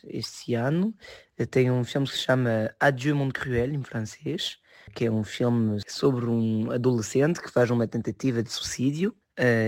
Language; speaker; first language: Portuguese; non-native, fluent; French